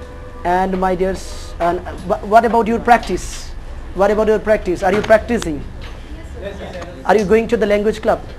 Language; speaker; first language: English; non-native, fluent; Bangla